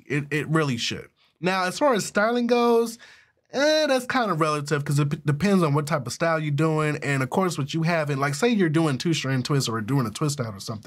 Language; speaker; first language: English; native; English